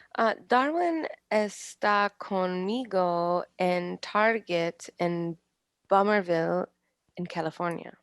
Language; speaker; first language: Spanish; non-native, learner; English